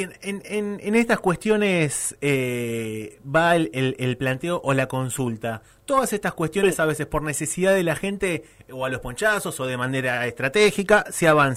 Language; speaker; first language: Spanish; native; Spanish